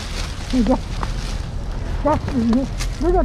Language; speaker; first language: Spanish; non-native, learner; Filipino